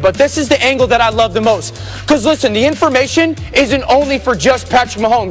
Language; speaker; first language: English; native; English